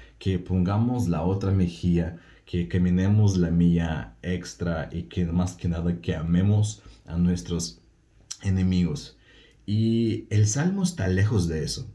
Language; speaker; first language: Spanish; non-native, fluent; Russian